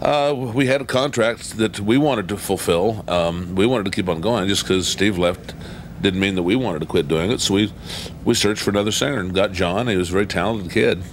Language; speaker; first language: English; native; English